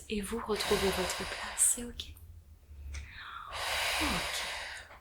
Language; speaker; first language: French; native; French